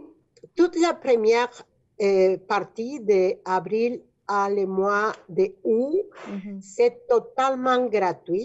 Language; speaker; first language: French; non-native, fluent; Spanish